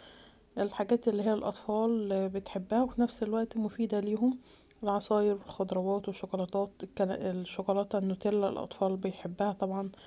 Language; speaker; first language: Arabic; native; Arabic